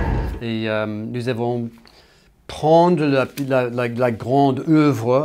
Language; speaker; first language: French; non-native, learner; English